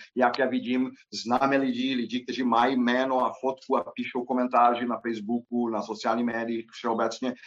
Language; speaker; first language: Czech; non-native, fluent; Portuguese